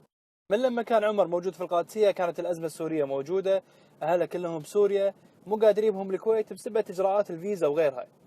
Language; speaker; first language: Arabic; native; Arabic